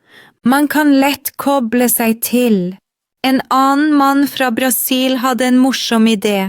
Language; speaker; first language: Norwegian; non-native, fluent; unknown